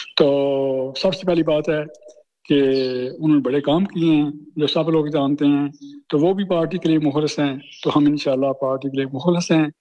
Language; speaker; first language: Urdu; non-native, local second language; Punjabi